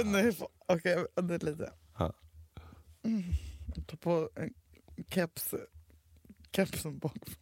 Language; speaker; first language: Swedish; native; Swedish